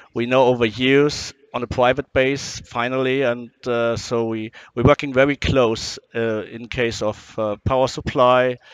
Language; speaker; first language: English; non-native, fluent; German